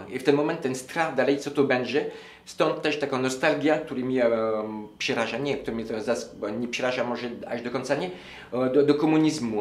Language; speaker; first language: Polish; non-native, learner; French